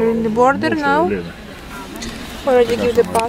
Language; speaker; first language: English; non-native, learner; Russian